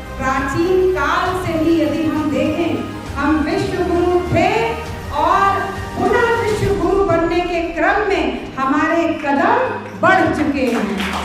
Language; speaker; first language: Hindi; native; Hindi